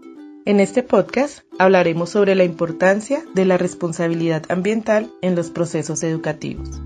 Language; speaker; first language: Spanish; native; Spanish